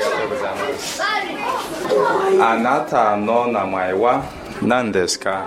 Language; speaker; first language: Japanese; non-native, fluent; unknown